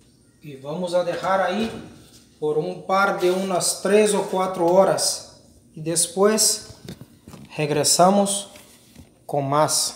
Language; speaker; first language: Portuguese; non-native, learner; Spanish